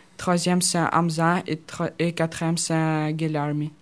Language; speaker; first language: French; non-native, learner; Russian